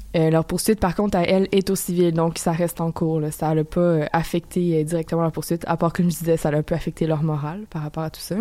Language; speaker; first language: French; native; French